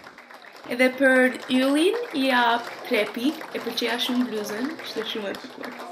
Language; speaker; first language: Albanian; early bilingual, heritage; Albanian